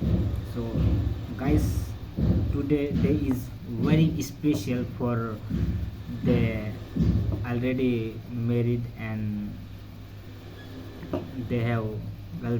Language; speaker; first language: English; non-native, learner; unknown